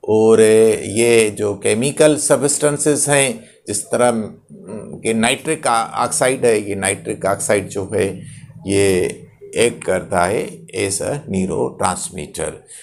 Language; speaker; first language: Urdu; non-native, local second language; Sindhi